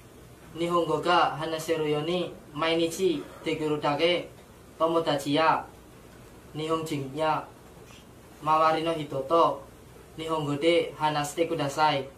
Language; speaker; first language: Japanese; non-native, learner; Indonesian